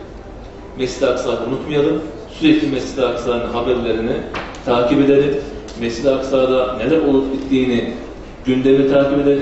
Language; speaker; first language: Turkish; native; Turkish